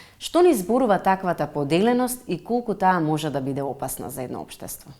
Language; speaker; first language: Macedonian; native; Macedonian